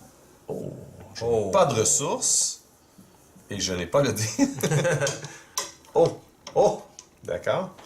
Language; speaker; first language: French; native; French